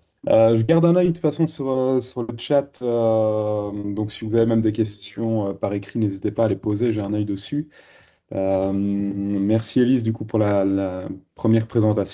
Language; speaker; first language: French; native; French